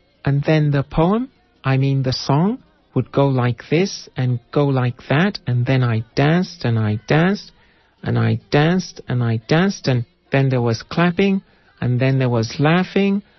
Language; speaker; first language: English; non-native, local second language; Ganda